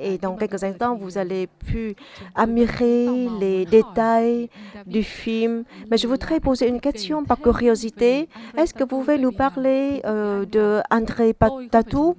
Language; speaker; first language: French; non-native, fluent; Vietnamese